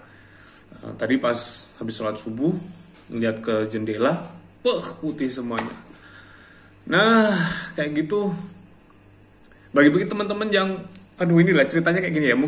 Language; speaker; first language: Indonesian; non-native, local second language; Javanese